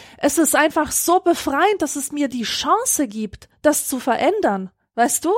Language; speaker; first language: German; early bilingual, other home language; Polish